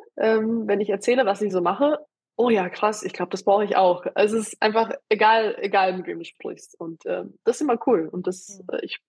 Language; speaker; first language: German; early bilingual, other home language; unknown